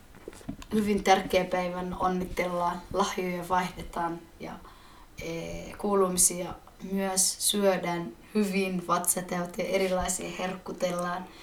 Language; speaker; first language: Finnish; early bilingual, other home language; Somali